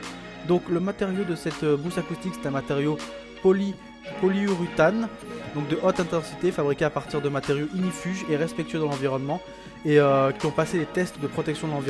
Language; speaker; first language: French; native; French